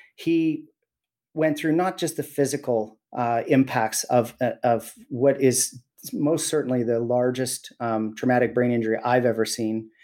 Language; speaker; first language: English; native; English